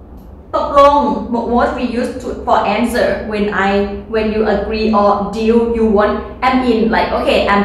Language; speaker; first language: English; non-native, learner; Thai